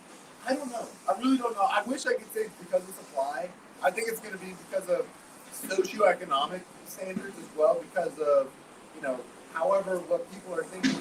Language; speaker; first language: English; native; English